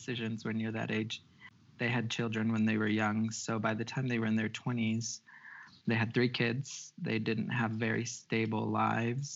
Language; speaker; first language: English; early bilingual, other home language; Spanish